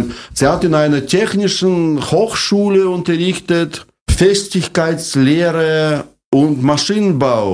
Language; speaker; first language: German; non-native, fluent; Russian